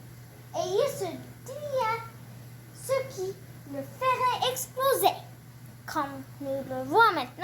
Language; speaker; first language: French; non-native, learner; English